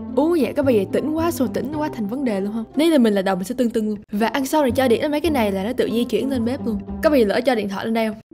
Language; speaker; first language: Vietnamese; early bilingual, heritage; Vietnamese